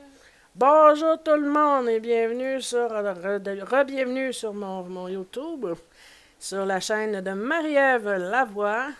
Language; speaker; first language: French; native; French